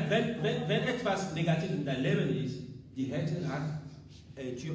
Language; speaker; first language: German; non-native, learner; French